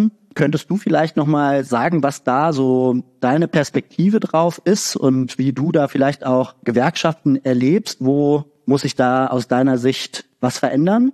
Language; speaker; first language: German; native; German